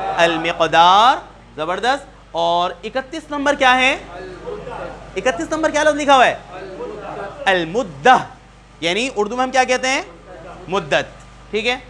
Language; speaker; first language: Urdu; native; Urdu